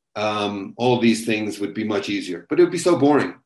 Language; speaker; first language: English; native; English